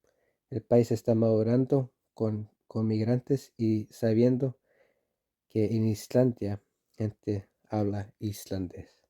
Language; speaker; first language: Spanish; non-native, fluent; Icelandic